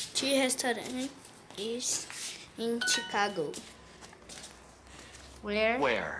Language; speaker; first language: English; non-native, learner; Portuguese